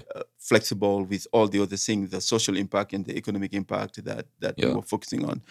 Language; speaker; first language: English; non-native, fluent; Wolof